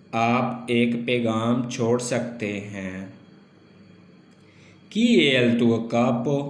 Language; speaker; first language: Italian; non-native, learner; Urdu